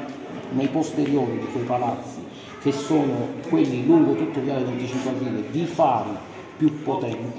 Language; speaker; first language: Italian; native; Italian